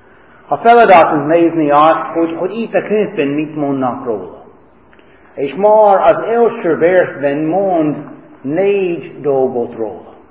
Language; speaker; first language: Hungarian; non-native, fluent; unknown